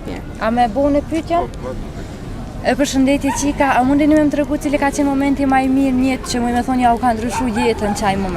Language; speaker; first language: Albanian; native; Albanian